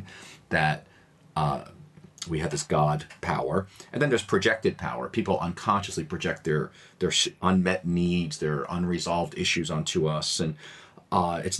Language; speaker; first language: English; native; English